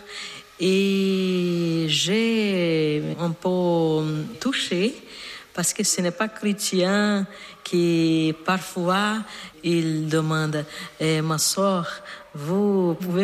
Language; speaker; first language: French; non-native, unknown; Portuguese